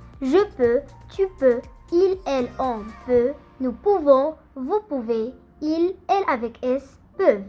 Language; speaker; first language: French; non-native, fluent; Arabic